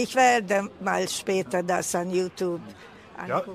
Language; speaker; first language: German; non-native, fluent; Hungarian